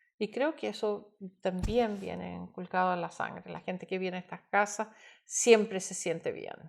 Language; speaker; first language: Spanish; native; Spanish